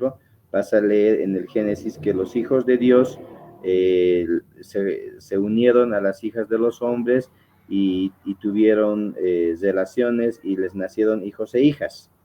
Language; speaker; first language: Spanish; native; Spanish